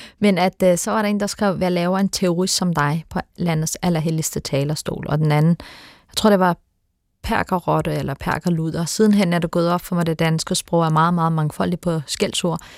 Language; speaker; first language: Danish; early bilingual, other home language; Turkish